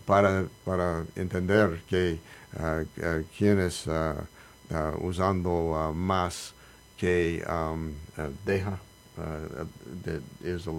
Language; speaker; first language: Spanish; non-native, learner; English